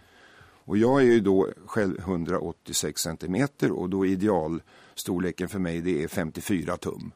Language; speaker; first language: Swedish; native; Swedish